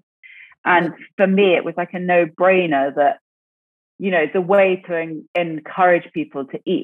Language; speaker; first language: English; native; English